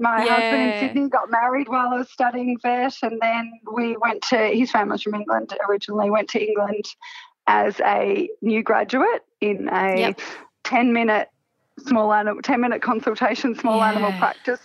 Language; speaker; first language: English; native; English